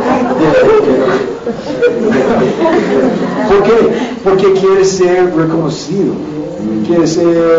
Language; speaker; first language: Spanish; non-native, learner; English